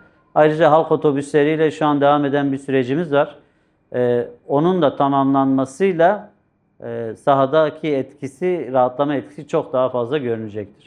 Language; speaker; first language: Turkish; native; Turkish